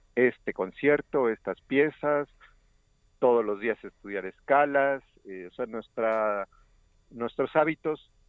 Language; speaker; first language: Spanish; native; Spanish